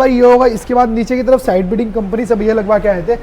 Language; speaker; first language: Hindi; native; Hindi